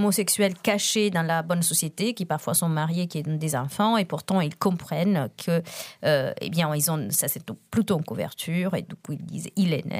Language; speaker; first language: French; non-native, fluent; Italian